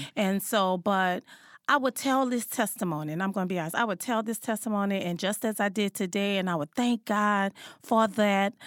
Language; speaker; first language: English; native; English